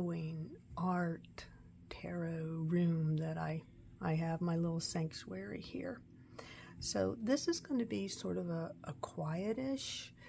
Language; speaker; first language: English; native; English